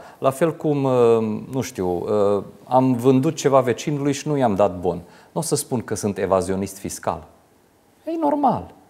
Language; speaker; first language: Romanian; non-native, local second language; Hungarian